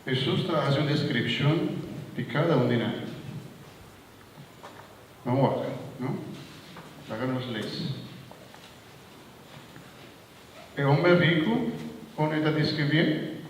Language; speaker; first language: Spanish; non-native, learner; Papiamento